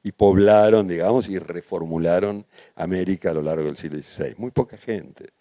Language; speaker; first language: Spanish; native; Spanish